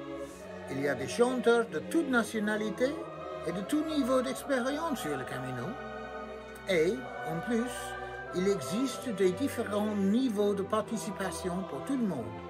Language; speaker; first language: French; non-native, fluent; English